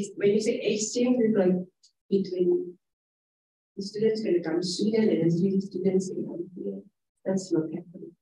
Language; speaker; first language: English; non-native, fluent; Indonesian